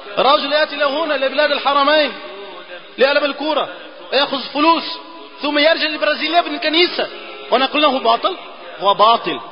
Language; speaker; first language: Arabic; non-native, fluent; Portuguese